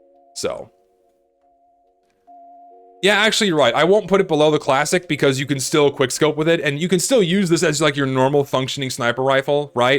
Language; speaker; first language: English; native; English